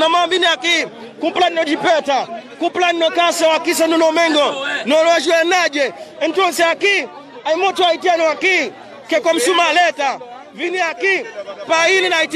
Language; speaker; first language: Spanish; non-native, learner; Haitian Creole